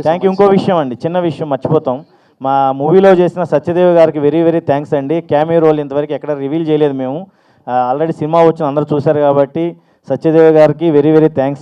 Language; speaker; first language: Telugu; native; Telugu